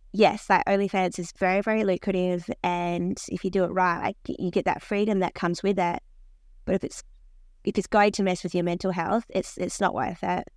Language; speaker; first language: English; native; English